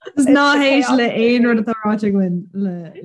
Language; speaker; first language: Irish; non-native, local second language; English